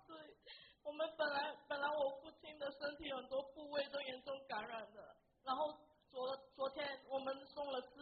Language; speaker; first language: Chinese; native; Chinese